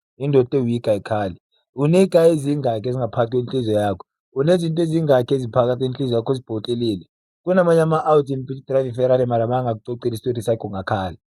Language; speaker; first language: Zulu; native; Zulu